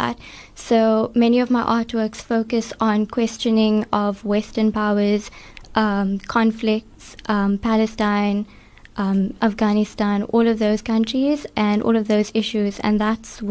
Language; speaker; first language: English; native; English